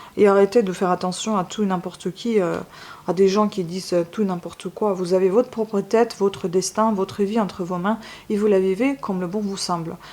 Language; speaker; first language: French; non-native, fluent; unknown